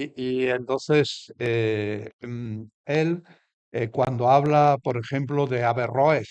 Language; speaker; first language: Spanish; native; Spanish